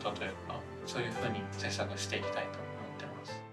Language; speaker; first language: Japanese; native; Japanese